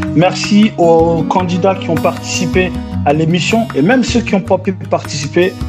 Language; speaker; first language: French; native; French